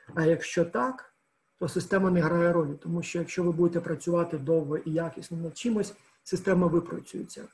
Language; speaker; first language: Ukrainian; native; Ukrainian